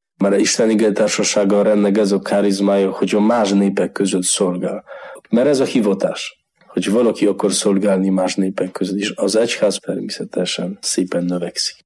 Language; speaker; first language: Hungarian; non-native, learner; Polish